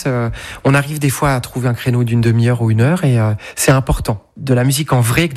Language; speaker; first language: French; native; French